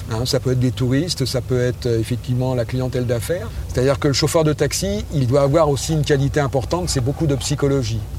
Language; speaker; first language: French; native; French